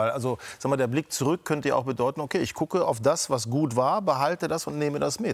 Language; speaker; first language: German; native; German